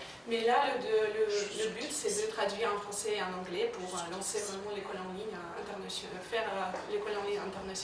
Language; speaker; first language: French; non-native, fluent; Russian